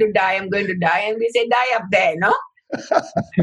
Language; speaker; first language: English; non-native, local second language; Tamil